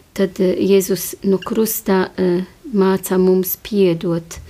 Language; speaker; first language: Latvian; non-native, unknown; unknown